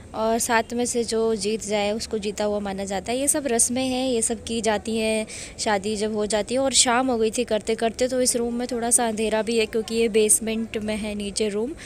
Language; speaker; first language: Hindi; native; Hindi